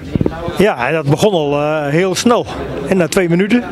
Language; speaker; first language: Dutch; native; Dutch